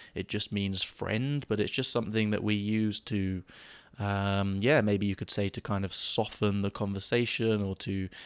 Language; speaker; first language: English; native; English